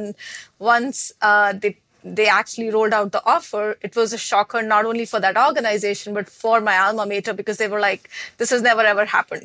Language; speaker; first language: English; non-native, local second language; Hindi